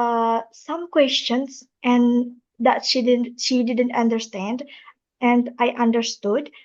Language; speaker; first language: English; non-native, learner; Indonesian